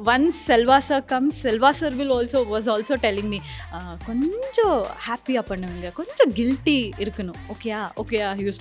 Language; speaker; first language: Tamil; non-native, learner; Kannada